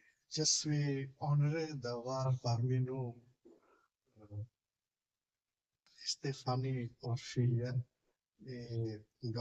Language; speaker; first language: French; non-native, fluent; Hindi